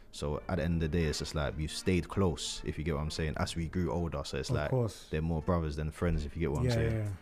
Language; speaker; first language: English; native; English